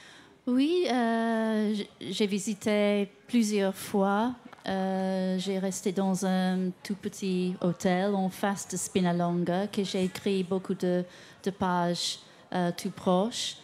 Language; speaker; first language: French; non-native, fluent; English